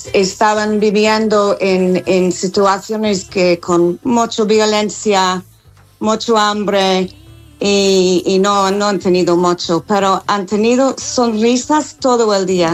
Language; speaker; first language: Spanish; non-native, learner; English